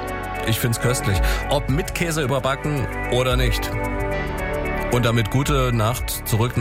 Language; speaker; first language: German; native; German